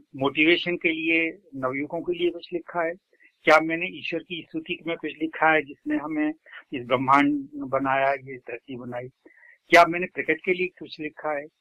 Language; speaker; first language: Hindi; native; Hindi